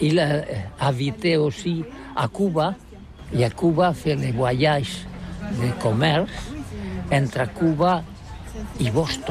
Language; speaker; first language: French; non-native, learner; Catalan